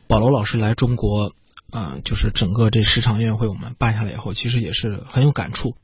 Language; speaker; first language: Chinese; native; Chinese